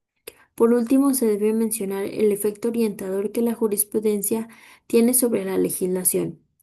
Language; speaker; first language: Spanish; native; Spanish